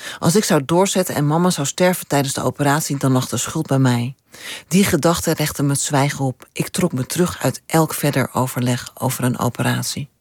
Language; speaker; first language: Dutch; native; Dutch